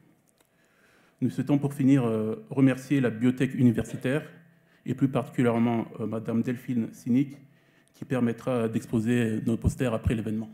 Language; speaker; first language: French; native; French